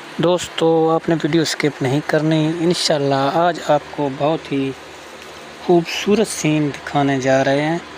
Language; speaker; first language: Urdu; non-native, local second language; Baluchi